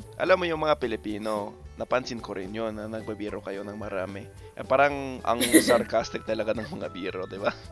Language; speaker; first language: Filipino; non-native, fluent; English